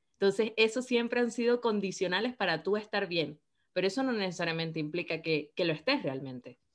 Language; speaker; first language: Spanish; native; Spanish